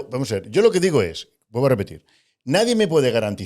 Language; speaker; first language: Spanish; native; Spanish